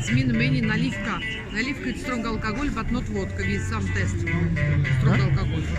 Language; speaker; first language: English; non-native, learner; Russian